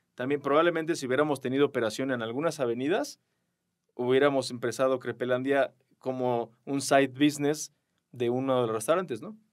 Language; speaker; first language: Spanish; native; Spanish